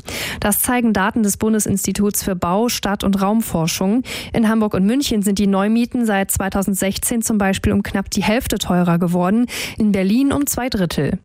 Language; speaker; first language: German; native; German